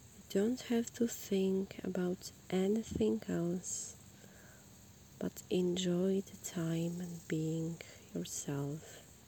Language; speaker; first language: English; non-native, fluent; Polish